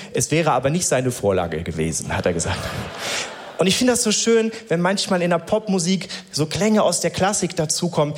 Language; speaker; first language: German; native; German